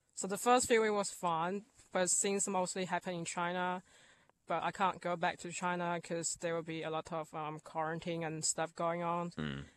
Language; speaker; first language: English; non-native, fluent; Chinese